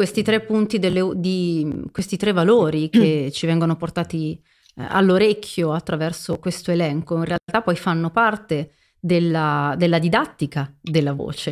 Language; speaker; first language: Italian; native; Italian